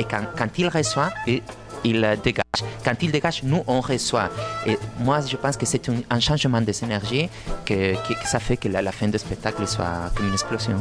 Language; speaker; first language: French; non-native, fluent; Spanish